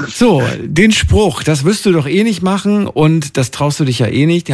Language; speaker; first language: German; native; German